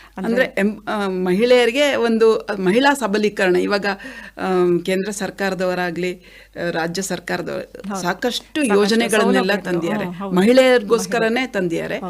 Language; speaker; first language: Kannada; non-native, local second language; Malayalam